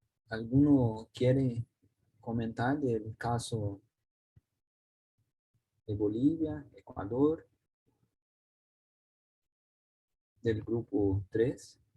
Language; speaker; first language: Spanish; non-native, learner; Portuguese